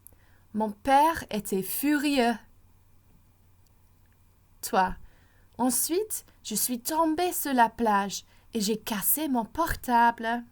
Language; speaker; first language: French; non-native, fluent; English